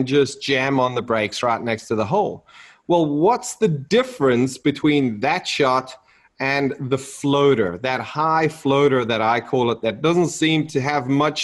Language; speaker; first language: English; native; English